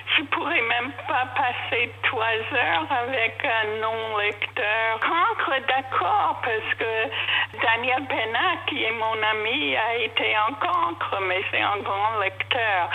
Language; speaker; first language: French; non-native, fluent; English